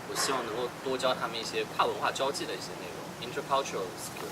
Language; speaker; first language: Chinese; native; Chinese